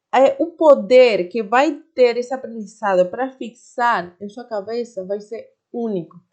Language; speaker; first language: Portuguese; non-native, fluent; Spanish